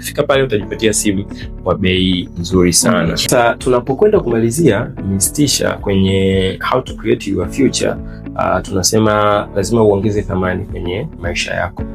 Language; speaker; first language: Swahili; native; Swahili